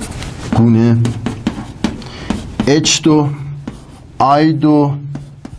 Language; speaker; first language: Persian; native; Persian